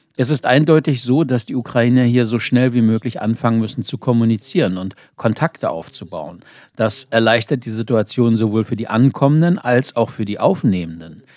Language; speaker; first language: German; non-native, fluent; Ukrainian